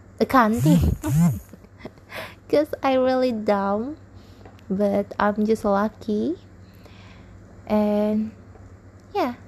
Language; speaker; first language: English; non-native, learner; Indonesian